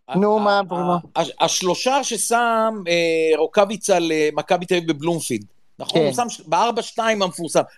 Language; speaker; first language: Hebrew; early bilingual, other home language; German